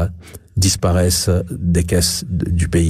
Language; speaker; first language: French; non-native, local second language; Ewe